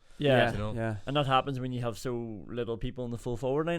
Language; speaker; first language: English; native; English